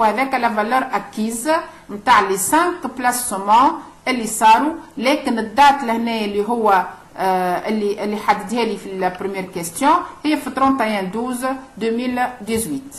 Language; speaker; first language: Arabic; native; Arabic